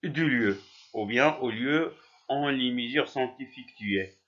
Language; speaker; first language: French; non-native, local second language; Arabic